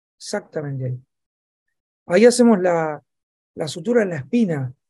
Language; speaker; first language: Spanish; native; Spanish